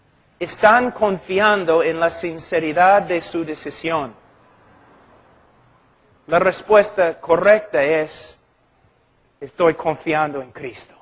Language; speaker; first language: Spanish; non-native, fluent; English